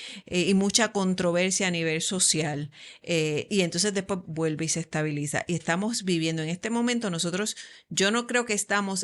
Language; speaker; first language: Spanish; native; Spanish